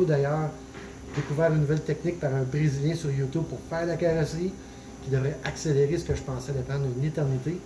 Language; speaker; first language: French; native; French